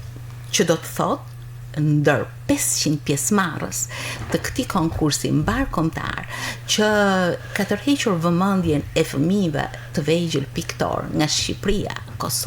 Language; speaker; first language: Albanian; native; Albanian